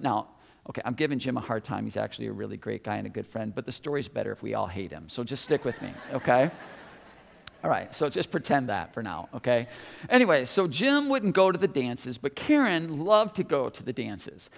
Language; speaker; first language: English; native; English